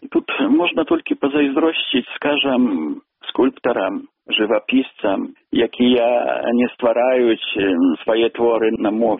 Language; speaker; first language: Belarusian; non-native, local second language; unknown